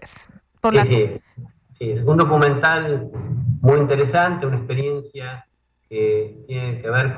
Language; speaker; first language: Spanish; native; Spanish